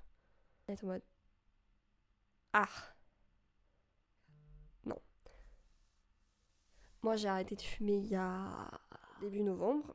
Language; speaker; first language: French; native; French